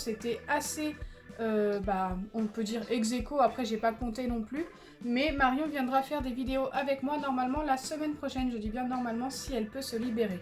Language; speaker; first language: French; native; French